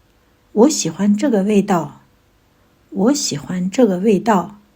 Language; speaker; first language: Chinese; non-native, fluent; Kazakh